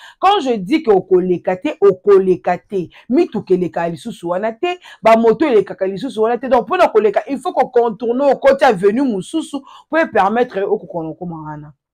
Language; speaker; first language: Lingala; native; Lingala